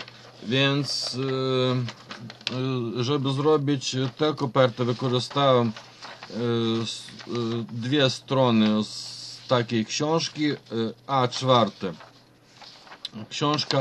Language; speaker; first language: Polish; non-native, fluent; Ukrainian